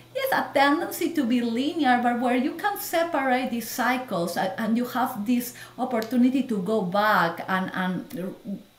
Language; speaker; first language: English; non-native, fluent; Spanish